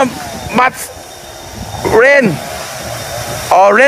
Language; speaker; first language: English; non-native, learner; Thai